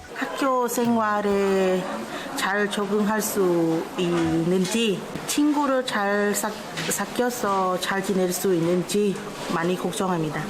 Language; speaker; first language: Korean; non-native, fluent; Khmer